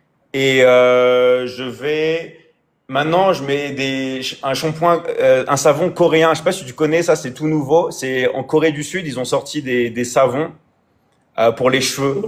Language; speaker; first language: French; native; French